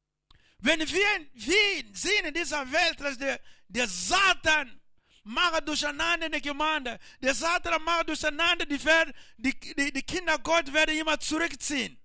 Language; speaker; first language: German; non-native, learner; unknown